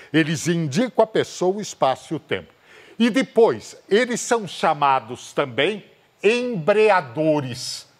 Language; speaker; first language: Portuguese; native; Portuguese